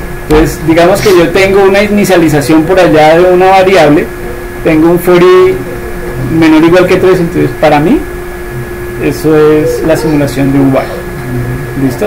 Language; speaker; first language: Spanish; native; Spanish